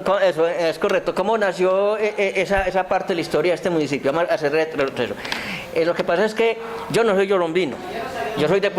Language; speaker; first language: Spanish; native; Spanish